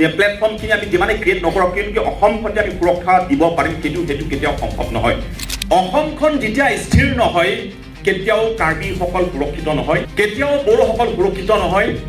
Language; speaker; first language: Assamese; non-native, local second language; Karbi